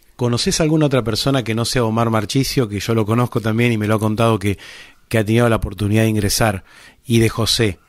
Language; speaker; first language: Spanish; native; Spanish